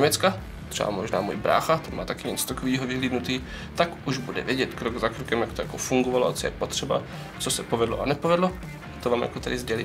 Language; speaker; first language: Czech; native; Czech